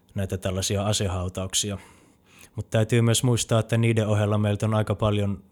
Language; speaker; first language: Finnish; native; Finnish